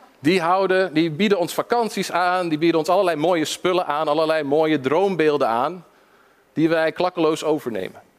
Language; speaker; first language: Dutch; early bilingual, other home language; English